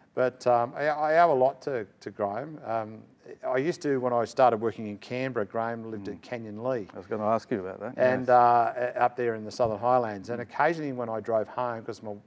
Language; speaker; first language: English; native; English